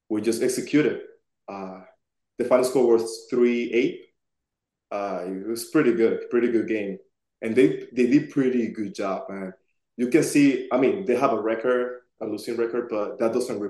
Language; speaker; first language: English; non-native, fluent; Spanish